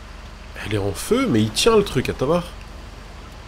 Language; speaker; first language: French; native; French